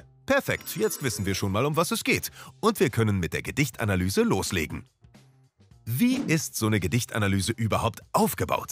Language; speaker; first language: German; native; German